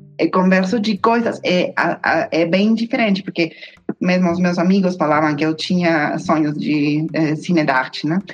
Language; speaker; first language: Portuguese; non-native, fluent; Spanish